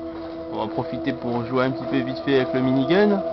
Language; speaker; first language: French; native; French